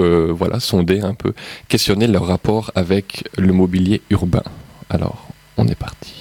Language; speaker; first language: French; native; French